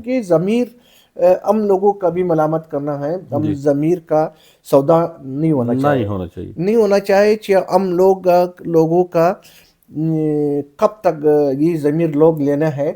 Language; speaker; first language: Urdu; non-native, local second language; Pashto